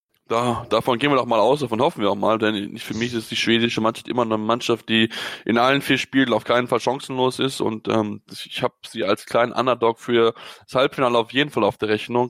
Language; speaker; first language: German; native; German